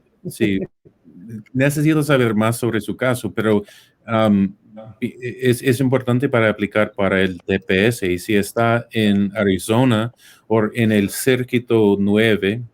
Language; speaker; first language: Spanish; non-native, fluent; English